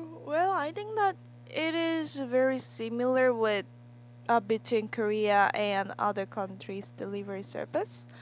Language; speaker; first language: English; non-native, learner; Korean